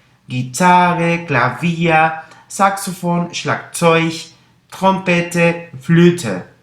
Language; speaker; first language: German; non-native, fluent; Spanish